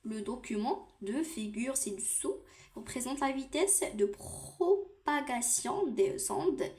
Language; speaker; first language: French; non-native, local second language; Arabic